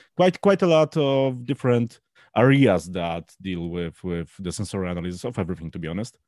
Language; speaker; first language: English; non-native, fluent; Polish